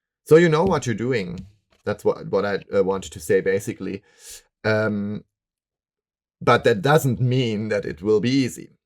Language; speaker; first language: English; non-native, fluent; German